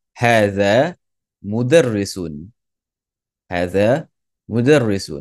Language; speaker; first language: Arabic; non-native, fluent; English